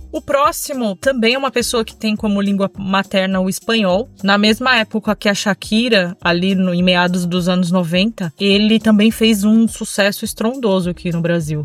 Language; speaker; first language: Portuguese; native; Portuguese